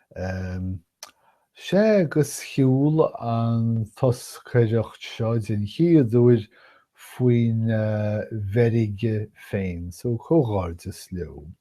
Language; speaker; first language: Irish; non-native, fluent; English